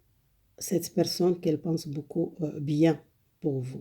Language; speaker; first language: French; non-native, learner; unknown